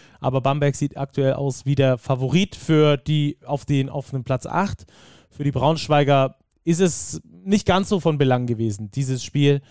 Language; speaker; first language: German; native; German